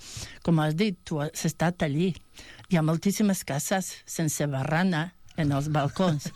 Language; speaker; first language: Catalan; non-native, fluent; Bosnian